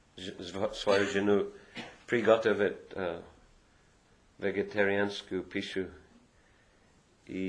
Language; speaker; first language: Russian; non-native, fluent; English